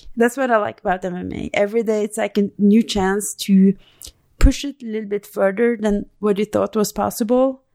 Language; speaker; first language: English; non-native, fluent; Norwegian